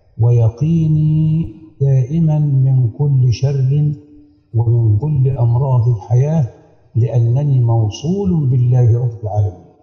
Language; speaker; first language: Arabic; native; Arabic